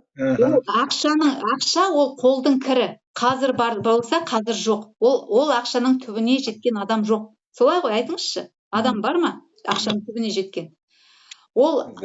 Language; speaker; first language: Kazakh; non-native, local second language; Russian